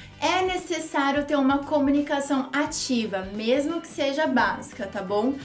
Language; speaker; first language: Portuguese; native; Portuguese